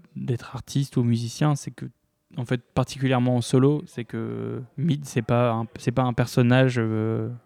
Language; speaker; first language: French; native; French